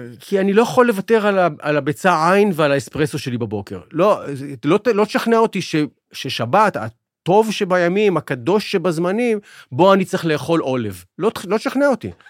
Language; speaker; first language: Hebrew; native; Hebrew